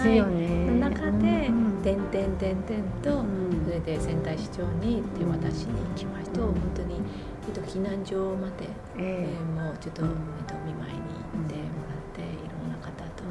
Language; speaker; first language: Japanese; non-native, fluent; Chinese